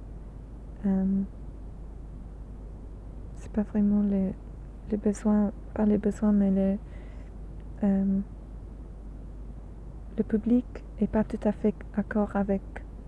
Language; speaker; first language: French; non-native, learner; English